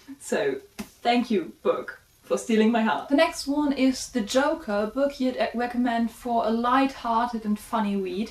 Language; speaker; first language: English; non-native, fluent; German